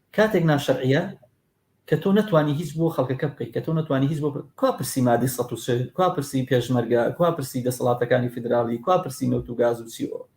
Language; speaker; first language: Central Kurdish; native; Central Kurdish